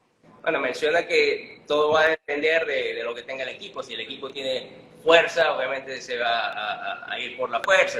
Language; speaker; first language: Spanish; native; Spanish